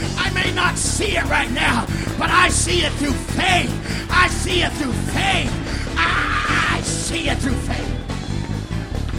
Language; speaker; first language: English; native; English